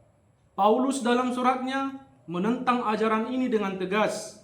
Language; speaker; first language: Indonesian; native; Indonesian